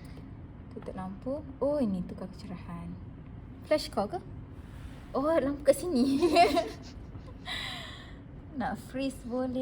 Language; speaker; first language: Malay; native; Malay